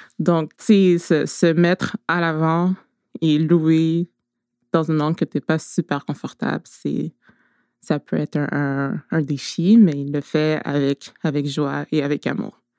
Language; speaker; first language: French; native; French